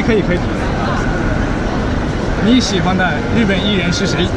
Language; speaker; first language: Chinese; non-native, fluent; Japanese